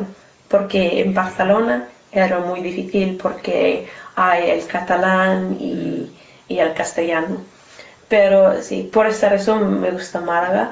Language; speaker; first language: Spanish; non-native, learner; English